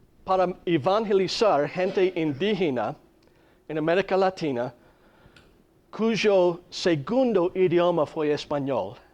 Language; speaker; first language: Spanish; non-native, fluent; English